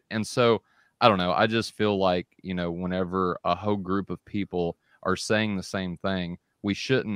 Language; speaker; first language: English; native; English